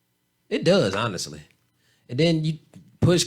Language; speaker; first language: English; native; English